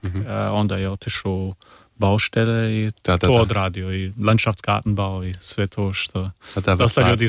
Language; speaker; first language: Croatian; early bilingual, heritage; Serbian